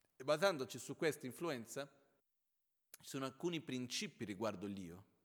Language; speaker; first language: Italian; non-native, fluent; Portuguese